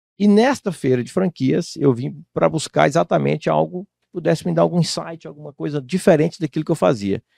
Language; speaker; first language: Portuguese; native; Portuguese